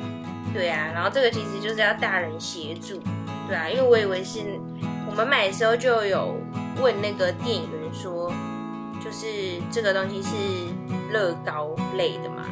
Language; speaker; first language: Chinese; native; Chinese